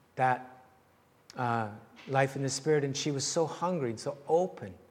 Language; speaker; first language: English; native; English